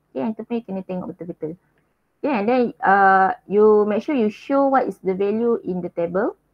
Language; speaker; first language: English; non-native, local second language; Malay